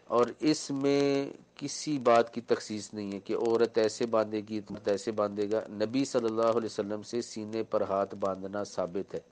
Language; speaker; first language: Urdu; native; Urdu